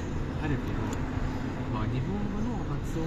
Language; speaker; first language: Japanese; non-native, fluent; Filipino